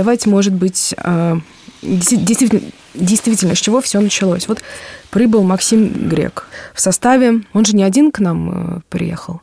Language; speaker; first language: Russian; native; Russian